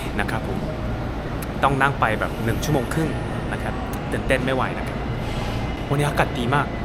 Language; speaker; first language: Thai; non-native, fluent; Korean